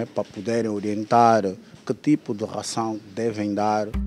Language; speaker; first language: Portuguese; native; Portuguese